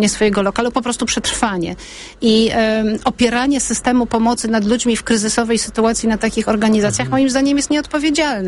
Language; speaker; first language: Polish; native; Polish